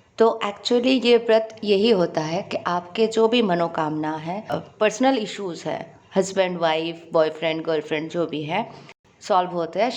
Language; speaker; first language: Hindi; non-native, local second language; Bangla